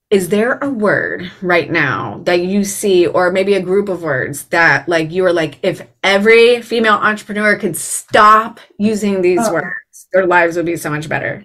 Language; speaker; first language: English; native; English